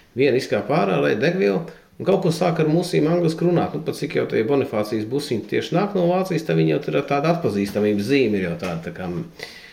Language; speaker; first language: Latvian; native; Latvian